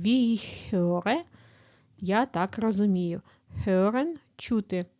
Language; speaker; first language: German; non-native, fluent; Ukrainian